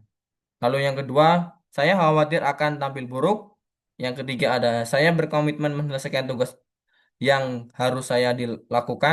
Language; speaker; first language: Indonesian; native; Indonesian